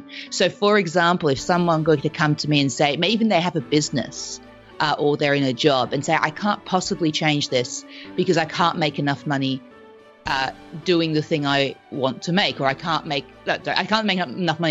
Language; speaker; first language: English; non-native, local second language; French